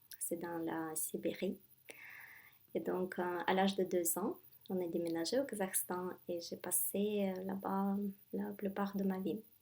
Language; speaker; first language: French; non-native, fluent; Russian